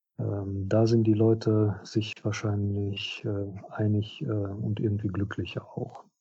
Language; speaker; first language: German; non-native, fluent; Russian